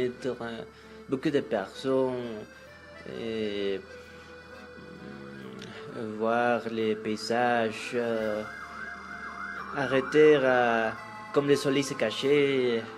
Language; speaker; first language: French; non-native, learner; Spanish